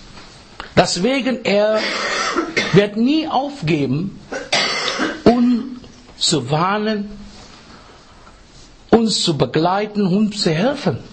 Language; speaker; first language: German; non-native, fluent; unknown